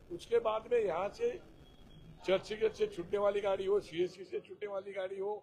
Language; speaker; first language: Hindi; non-native, local second language; Marathi